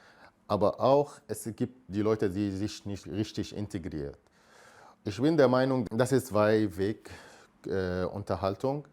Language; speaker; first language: German; non-native, learner; Arabic